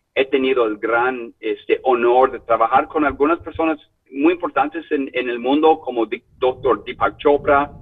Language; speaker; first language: Spanish; non-native, fluent; English